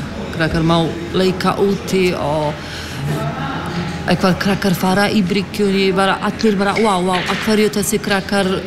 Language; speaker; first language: Icelandic; non-native, learner; Polish